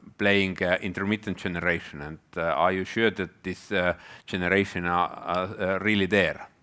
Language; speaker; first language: English; non-native, fluent; Estonian